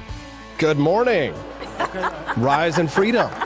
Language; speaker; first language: English; native; English